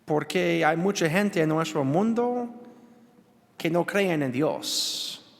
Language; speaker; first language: Spanish; non-native, learner; English